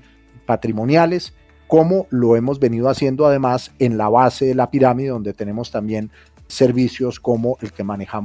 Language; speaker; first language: Spanish; native; Spanish